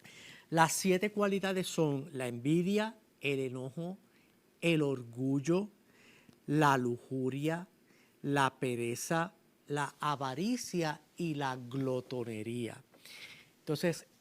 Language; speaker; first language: Spanish; native; Spanish